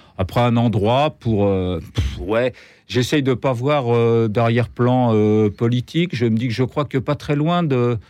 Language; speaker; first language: French; native; French